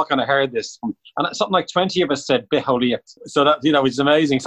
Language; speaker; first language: English; native; English